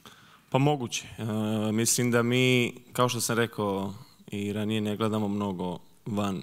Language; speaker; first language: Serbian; early bilingual, heritage; Serbian